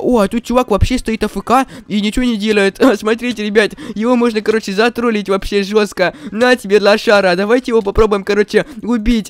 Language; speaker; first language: Russian; native; Russian